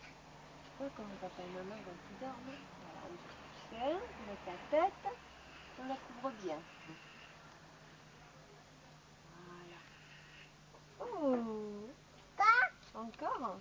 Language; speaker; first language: French; native; French